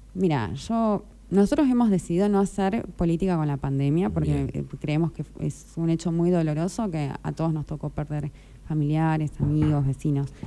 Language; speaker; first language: Spanish; native; Spanish